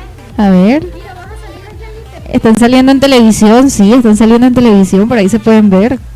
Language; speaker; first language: Spanish; native; Spanish